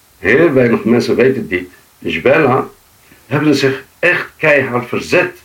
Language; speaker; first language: Dutch; non-native, fluent; Riffian